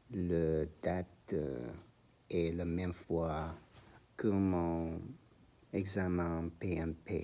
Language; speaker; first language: French; non-native, learner; English